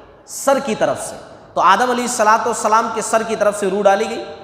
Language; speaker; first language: Urdu; native; Urdu